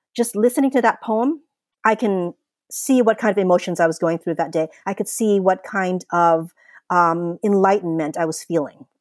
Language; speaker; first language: English; early bilingual, other home language; Filipino